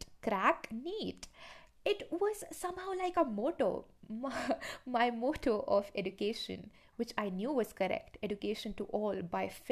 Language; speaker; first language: English; non-native, local second language; Hindi